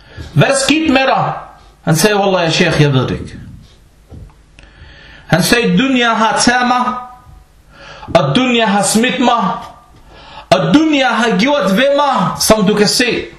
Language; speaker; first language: Danish; non-native, fluent; Arabic